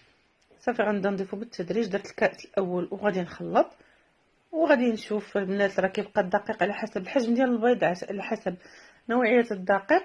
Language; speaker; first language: Arabic; native; Arabic